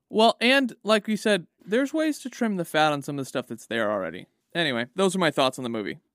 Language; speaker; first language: English; native; English